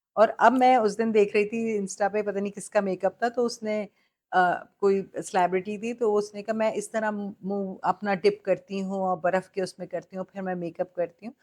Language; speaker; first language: Urdu; native; Urdu